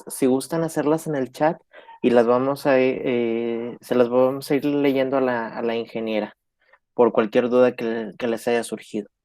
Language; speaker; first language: Spanish; native; Spanish